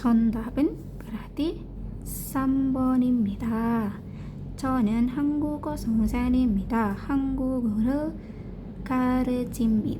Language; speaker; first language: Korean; non-native, learner; Indonesian